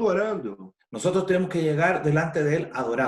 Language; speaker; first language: Spanish; native; Spanish